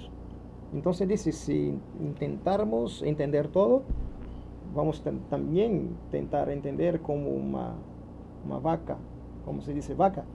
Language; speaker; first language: Spanish; non-native, learner; Portuguese